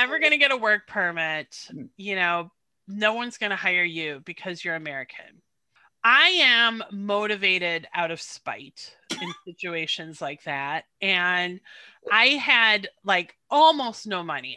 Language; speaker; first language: English; native; English